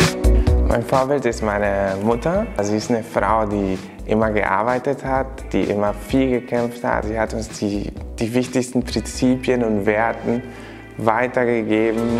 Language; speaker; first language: German; non-native, fluent; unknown